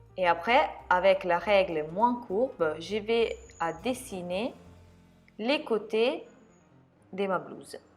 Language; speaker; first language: French; non-native, fluent; Italian